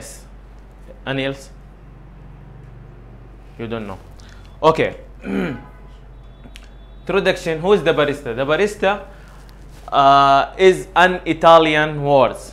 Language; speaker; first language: English; non-native, learner; Arabic